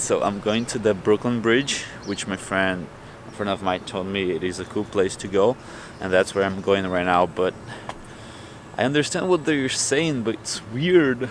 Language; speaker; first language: English; non-native, learner; Portuguese